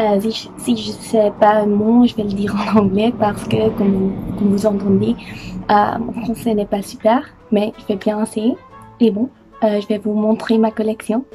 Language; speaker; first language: French; non-native, learner; Dutch